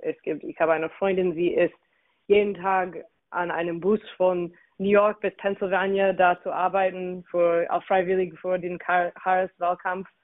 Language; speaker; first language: German; non-native, fluent; English